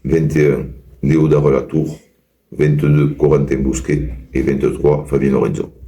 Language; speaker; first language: French; native; French